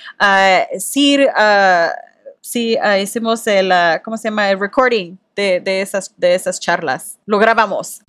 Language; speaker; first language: Spanish; early bilingual, heritage; Spanish